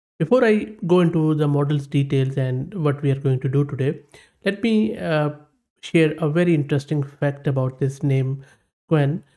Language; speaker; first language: English; non-native, local second language; Urdu